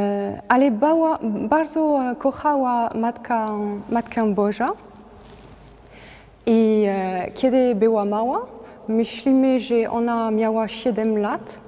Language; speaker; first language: Polish; non-native, learner; French